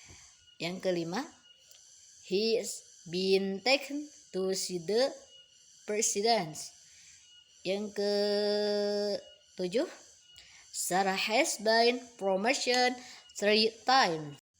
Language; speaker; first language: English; non-native, learner; Indonesian